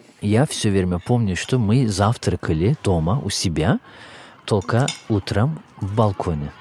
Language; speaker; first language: Russian; non-native, fluent; Turkish